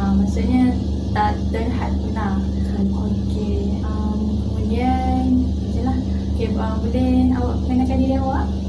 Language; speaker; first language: Malay; native; Malay